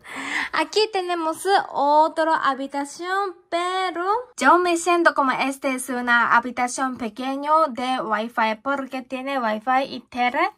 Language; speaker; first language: Spanish; non-native, learner; Japanese